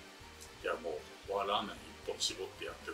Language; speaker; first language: Japanese; native; Japanese